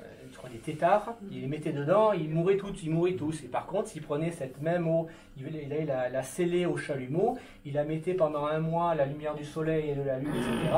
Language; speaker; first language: French; native; French